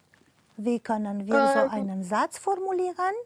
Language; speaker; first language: German; non-native, fluent; Romanian